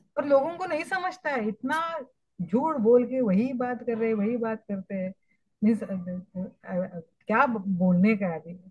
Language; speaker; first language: Hindi; non-native, local second language; Marathi